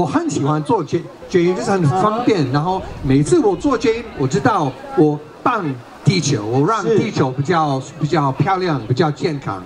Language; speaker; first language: Chinese; non-native, fluent; English